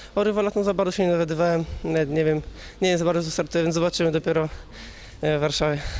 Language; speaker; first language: Polish; native; Polish